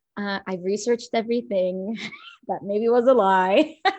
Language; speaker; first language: English; early bilingual, other home language; Arabic